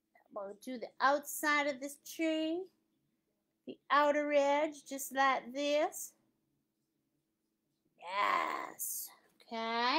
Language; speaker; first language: English; native; English